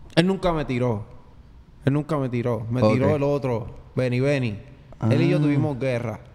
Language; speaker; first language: Spanish; native; Spanish